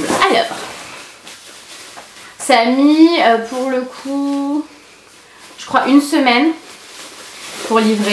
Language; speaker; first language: French; native; French